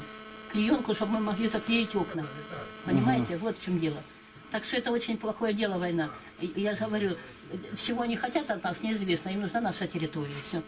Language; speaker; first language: Russian; native; Russian